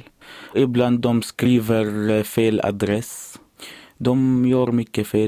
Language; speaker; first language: Swedish; non-native, learner; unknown